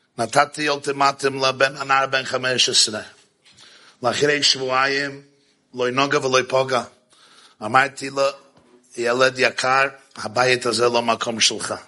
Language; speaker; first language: Hebrew; non-native, fluent; English